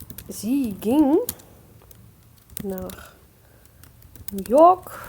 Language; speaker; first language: German; non-native, fluent; English